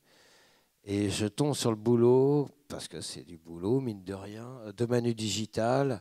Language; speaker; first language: French; native; French